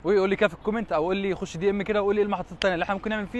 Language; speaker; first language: Arabic; native; Arabic